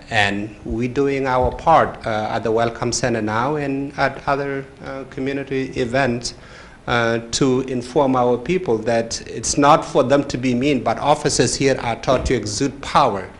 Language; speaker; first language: English; non-native, fluent; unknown